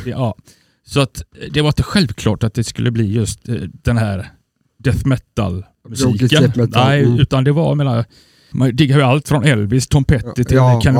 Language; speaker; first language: Swedish; native; Swedish